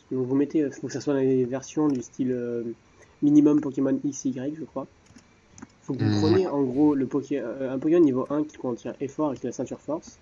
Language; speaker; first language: French; native; French